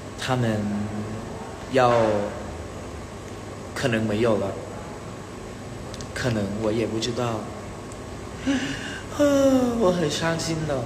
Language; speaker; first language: Chinese; non-native, learner; Thai